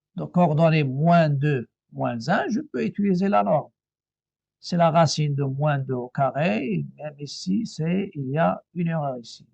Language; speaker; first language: French; non-native, local second language; Arabic